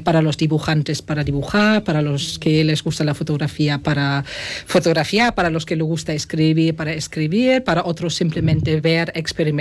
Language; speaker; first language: Spanish; non-native, fluent; German